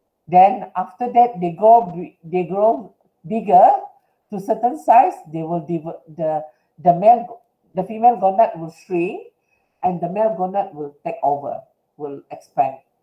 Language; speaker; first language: English; non-native, local second language; Malay